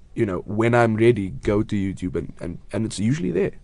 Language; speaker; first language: English; native; English